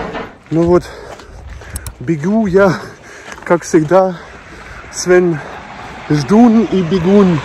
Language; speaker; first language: Russian; non-native, learner; German